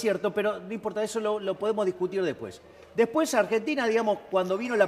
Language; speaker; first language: Spanish; native; Spanish